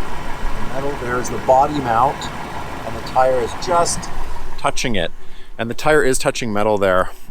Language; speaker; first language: English; native; English